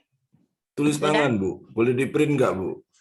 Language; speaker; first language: Indonesian; native; Indonesian